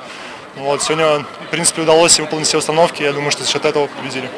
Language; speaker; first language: Russian; native; Russian